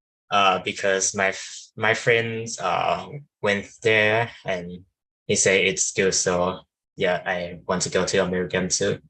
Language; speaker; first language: English; non-native, learner; Thai